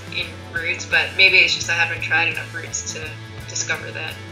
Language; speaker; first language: English; native; English